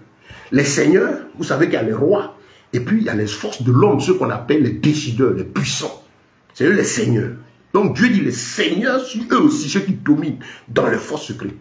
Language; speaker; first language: French; native; French